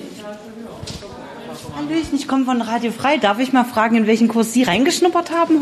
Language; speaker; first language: German; native; German